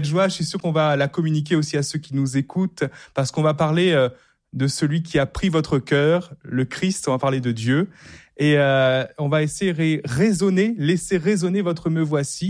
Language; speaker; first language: French; native; French